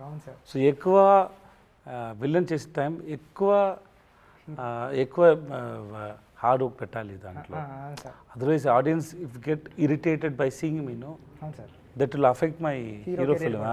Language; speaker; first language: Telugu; non-native, learner; Tamil